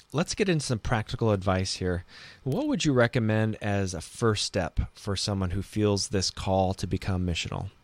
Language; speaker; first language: English; native; English